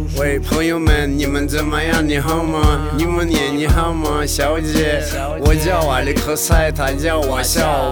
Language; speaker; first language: Chinese; non-native, learner; Russian